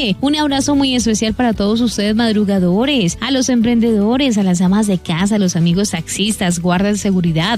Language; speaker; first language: Spanish; native; Spanish